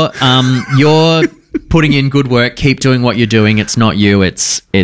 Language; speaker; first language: English; native; English